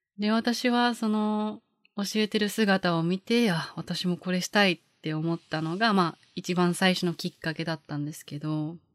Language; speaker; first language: Japanese; native; Japanese